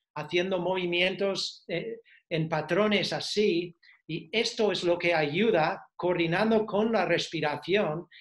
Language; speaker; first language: Spanish; non-native, fluent; English